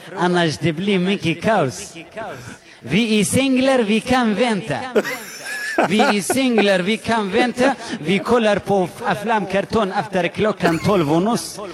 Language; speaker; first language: Swedish; non-native, fluent; Arabic